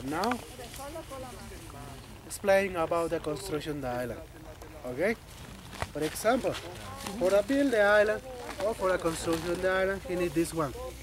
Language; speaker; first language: English; non-native, learner; Spanish